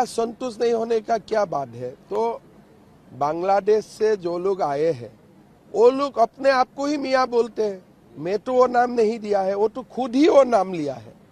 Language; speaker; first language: Hindi; non-native, local second language; Assamese